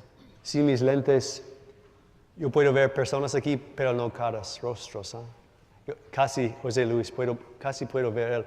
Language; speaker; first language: Spanish; non-native, learner; English